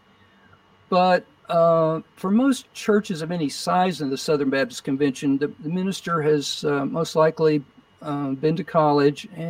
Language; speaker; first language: English; native; English